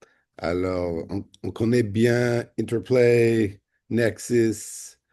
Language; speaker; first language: French; non-native, fluent; English